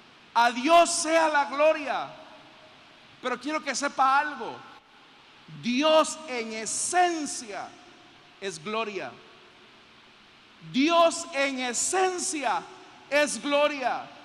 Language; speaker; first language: Spanish; native; Spanish